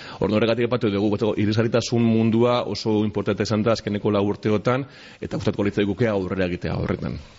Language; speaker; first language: Basque; non-native, local second language; Spanish